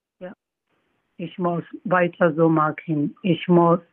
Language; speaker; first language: German; non-native, learner; Yoruba